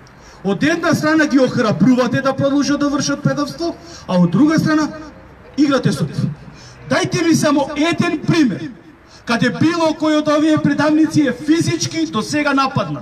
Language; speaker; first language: Macedonian; native; Macedonian